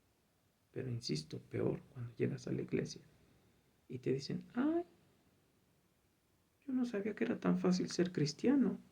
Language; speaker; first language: Spanish; native; Spanish